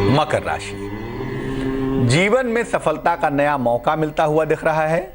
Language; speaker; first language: Hindi; native; Hindi